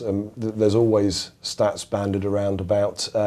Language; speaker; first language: English; native; English